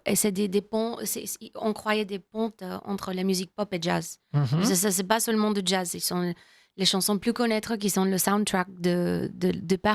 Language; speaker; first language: French; non-native, learner; English